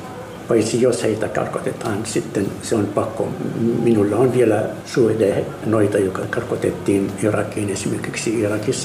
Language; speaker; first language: Finnish; non-native, fluent; Arabic